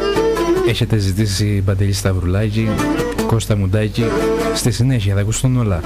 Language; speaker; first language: Greek; native; Greek